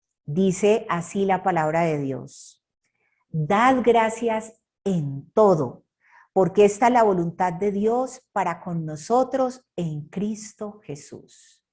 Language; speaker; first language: Spanish; native; Spanish